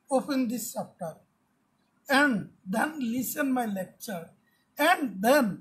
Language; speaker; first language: English; non-native, local second language; Bangla